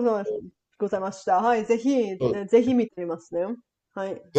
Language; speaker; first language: Japanese; non-native, learner; Bulgarian